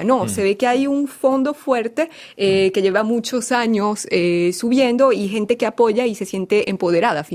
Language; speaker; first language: Spanish; native; Spanish